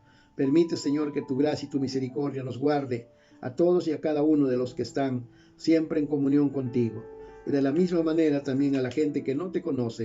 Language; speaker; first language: Spanish; native; Spanish